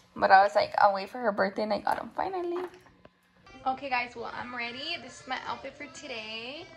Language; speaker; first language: English; early bilingual, other home language; Spanish